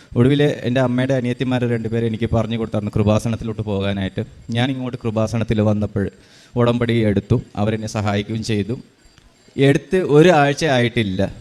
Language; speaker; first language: Malayalam; early bilingual, heritage; Malayalam